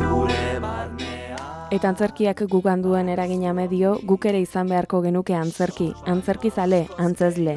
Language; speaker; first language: Basque; native; Basque